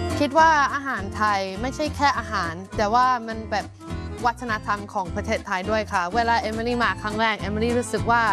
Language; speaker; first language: Thai; non-native, fluent; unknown